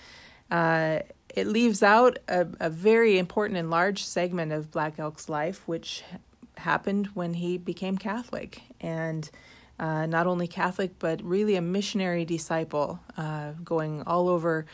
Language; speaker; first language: English; native; English